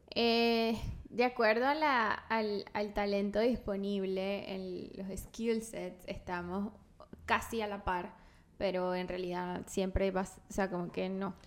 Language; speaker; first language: Spanish; native; Spanish